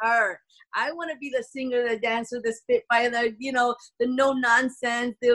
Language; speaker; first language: English; native; English